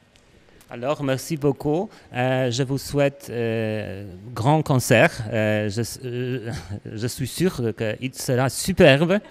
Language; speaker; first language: French; non-native, learner; Polish